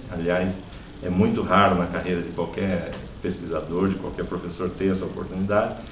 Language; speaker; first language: Portuguese; native; Portuguese